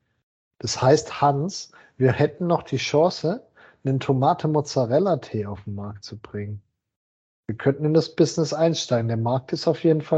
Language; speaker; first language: German; native; German